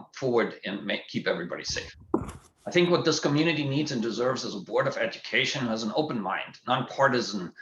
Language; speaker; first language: English; non-native, fluent; German